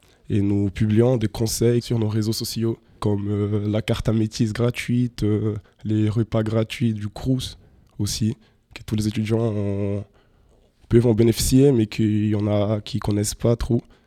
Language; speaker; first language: French; non-native, fluent; Portuguese